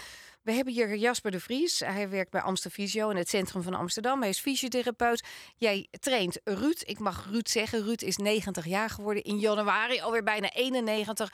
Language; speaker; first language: Dutch; native; Dutch